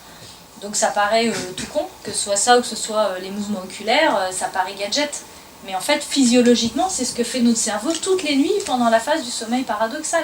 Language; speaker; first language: French; native; French